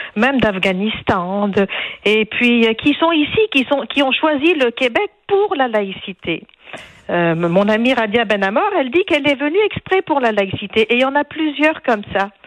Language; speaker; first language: French; non-native, local second language; Arabic